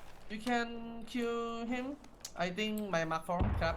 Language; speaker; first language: English; non-native, learner; Thai